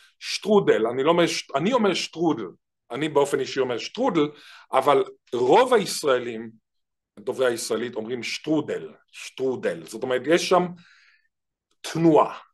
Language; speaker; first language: Hebrew; native; Hebrew